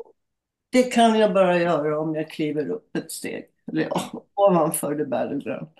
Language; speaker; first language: Swedish; native; Swedish